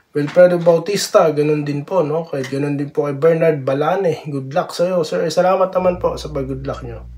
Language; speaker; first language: Filipino; native; Filipino